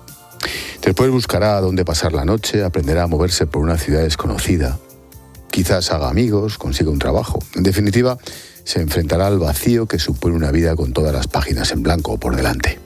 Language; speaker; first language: Spanish; native; Spanish